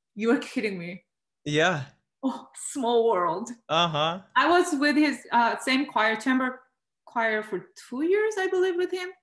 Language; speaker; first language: English; non-native, fluent; Korean